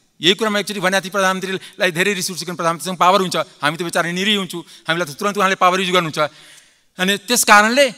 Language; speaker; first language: Nepali; non-native, local second language; Maithili